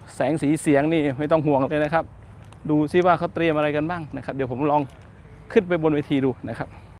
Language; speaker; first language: Thai; non-native, local second language; Northern Khmer